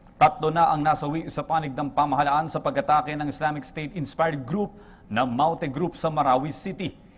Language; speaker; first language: Filipino; native; Filipino